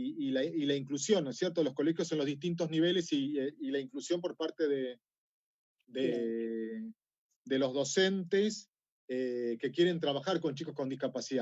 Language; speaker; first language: Spanish; native; Spanish